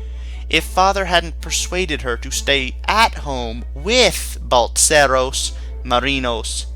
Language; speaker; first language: English; native; English